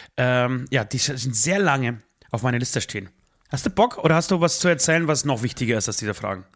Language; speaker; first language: German; native; German